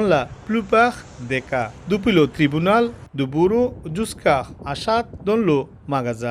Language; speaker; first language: French; non-native, learner; Bangla